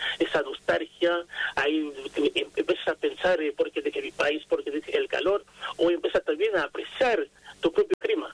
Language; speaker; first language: Spanish; non-native, fluent; Haitian Creole